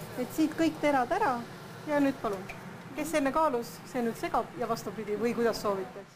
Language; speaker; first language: Estonian; native; Estonian